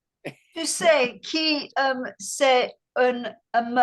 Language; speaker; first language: French; non-native, learner; English